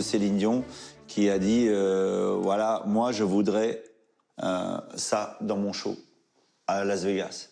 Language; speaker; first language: French; native; French